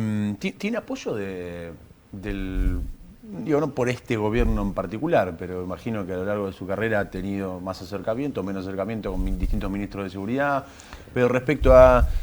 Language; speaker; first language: Spanish; native; Spanish